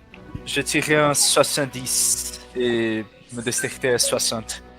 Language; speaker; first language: French; non-native, learner; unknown